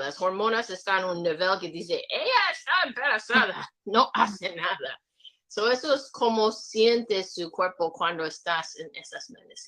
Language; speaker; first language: Spanish; non-native, learner; English